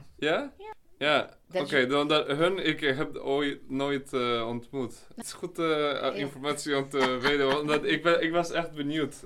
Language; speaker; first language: Dutch; non-native, learner; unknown